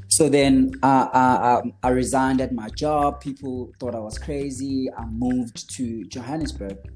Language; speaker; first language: English; non-native, local second language; Zulu